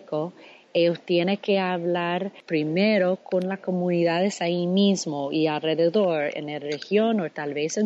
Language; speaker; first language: Spanish; non-native, fluent; English